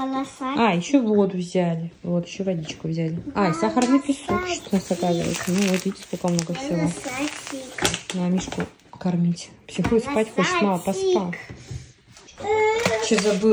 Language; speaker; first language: Russian; native; Russian